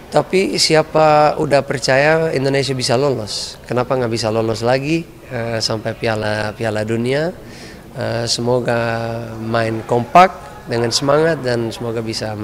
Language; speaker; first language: Indonesian; non-native, fluent; Dutch